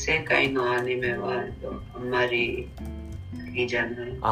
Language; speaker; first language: Japanese; non-native, learner; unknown